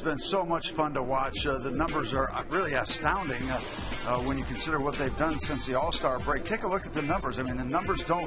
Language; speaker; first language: English; native; English